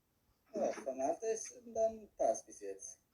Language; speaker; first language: German; non-native, learner; Tigrinya